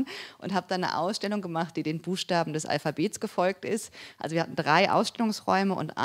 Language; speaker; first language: German; native; German